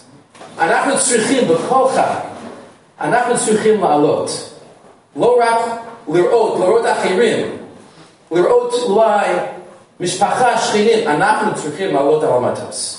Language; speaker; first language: Hebrew; non-native, fluent; English